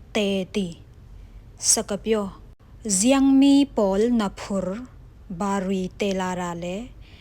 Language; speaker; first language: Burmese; non-native, local second language; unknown